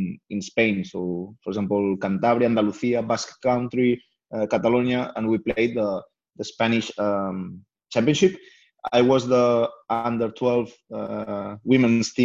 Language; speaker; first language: English; non-native, fluent; Spanish